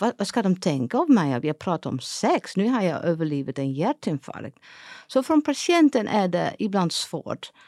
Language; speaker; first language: Swedish; non-native, fluent; Dutch